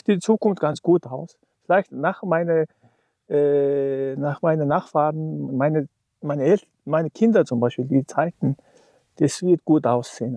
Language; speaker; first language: German; non-native, learner; Mongolian